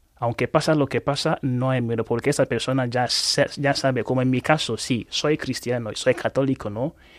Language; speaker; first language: Spanish; non-native, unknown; Igbo